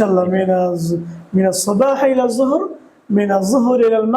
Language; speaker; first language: Arabic; non-native, fluent; Bangla